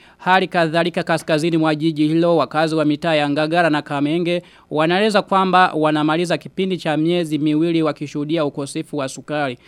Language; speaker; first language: Swahili; non-native, local second language; Rundi